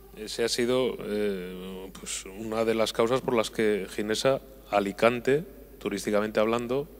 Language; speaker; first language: Spanish; native; Spanish